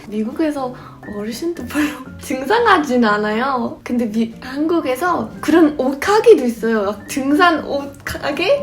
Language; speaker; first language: Korean; non-native, fluent; English